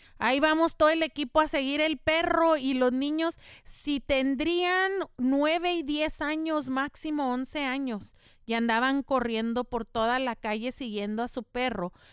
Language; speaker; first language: Spanish; native; Spanish